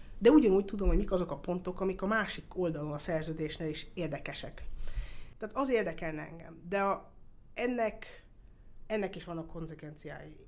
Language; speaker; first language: Hungarian; early bilingual, heritage; Hungarian